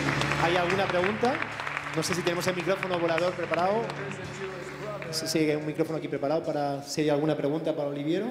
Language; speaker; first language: Spanish; native; Spanish